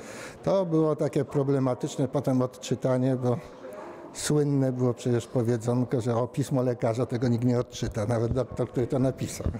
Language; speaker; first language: Polish; native; Polish